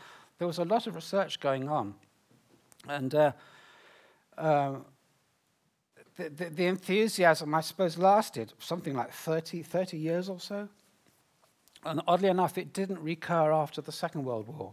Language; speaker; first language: English; native; English